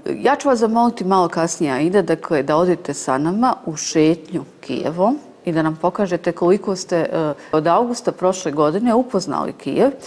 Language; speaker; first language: Serbian; native; Serbian